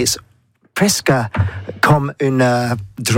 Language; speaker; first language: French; non-native, learner; English